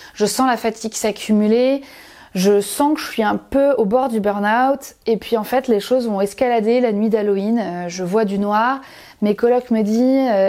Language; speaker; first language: French; native; French